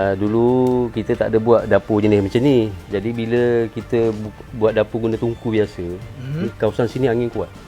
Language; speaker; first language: Malay; native; Malay